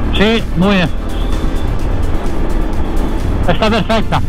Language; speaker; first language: Spanish; non-native, learner; Italian